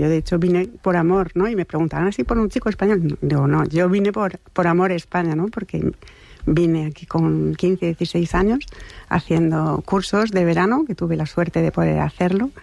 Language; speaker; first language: Spanish; non-native, fluent; French